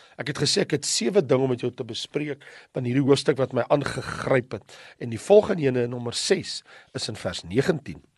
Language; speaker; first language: Afrikaans; native; Afrikaans